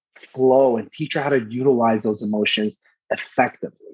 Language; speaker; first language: English; early bilingual, other home language; Persian